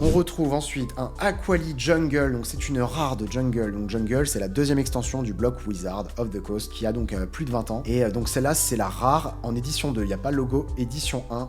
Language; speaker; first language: French; native; French